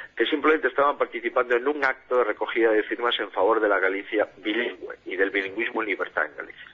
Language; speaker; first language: Spanish; native; Spanish